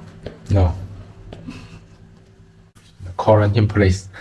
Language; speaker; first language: English; non-native, learner; Chinese